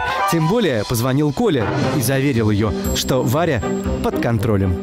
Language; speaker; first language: Russian; native; Russian